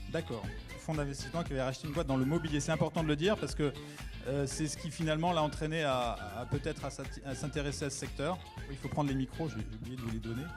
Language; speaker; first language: French; native; French